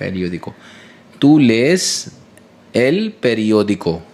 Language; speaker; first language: Spanish; non-native, learner; Hindi